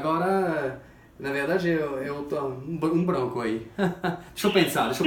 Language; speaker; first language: Portuguese; non-native, fluent; French